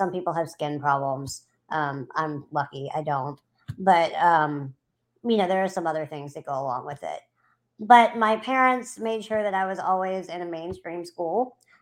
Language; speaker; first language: English; native; English